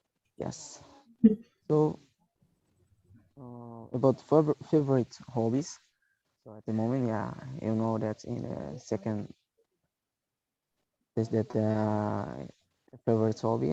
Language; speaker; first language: English; non-native, learner; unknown